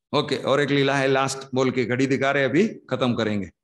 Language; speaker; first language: Hindi; non-native, local second language; Kannada